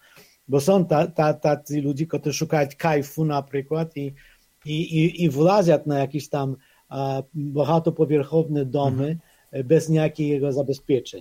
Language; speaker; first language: Polish; non-native, fluent; Ukrainian